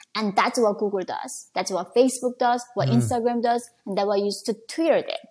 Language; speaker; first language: English; non-native, fluent; Korean